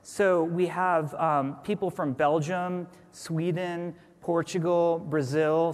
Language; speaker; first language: English; native; English